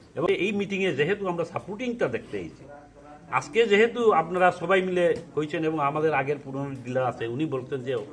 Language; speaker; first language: Bangla; native; Bangla